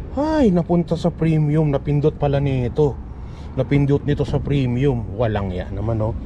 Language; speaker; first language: Filipino; native; Filipino